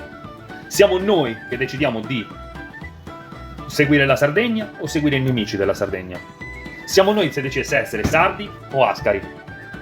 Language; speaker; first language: Italian; native; Italian